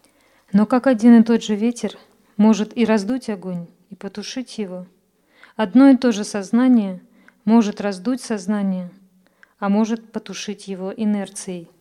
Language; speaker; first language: Russian; native; Russian